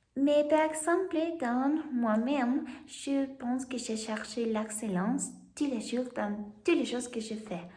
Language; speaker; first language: French; non-native, learner; Spanish